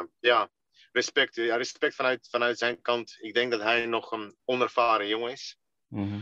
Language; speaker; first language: Dutch; early bilingual, other home language; Russian